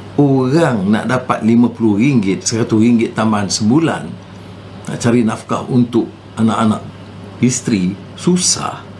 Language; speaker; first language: Malay; native; Malay